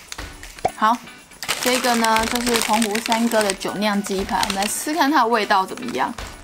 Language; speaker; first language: Chinese; native; Chinese